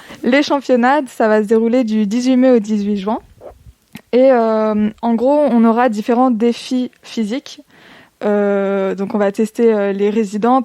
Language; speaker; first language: French; native; French